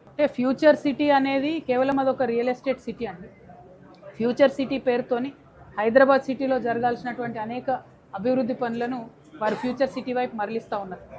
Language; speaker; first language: Telugu; native; Telugu